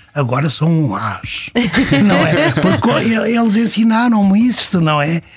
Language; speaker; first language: Portuguese; native; Portuguese